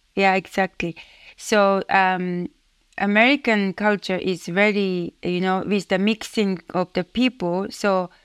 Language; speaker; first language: English; non-native, fluent; Japanese